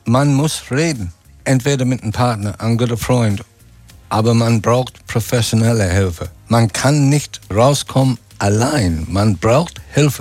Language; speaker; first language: German; non-native, fluent; English